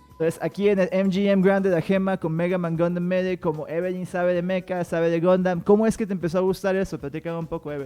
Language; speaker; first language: Spanish; native; Spanish